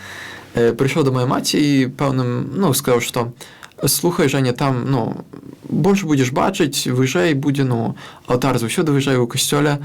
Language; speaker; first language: Belarusian; non-native, local second language; Russian